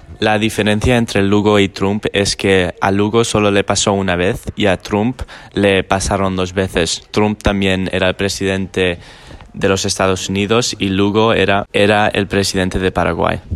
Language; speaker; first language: Spanish; non-native, learner; English